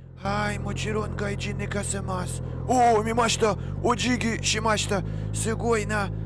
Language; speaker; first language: Japanese; non-native, learner; Russian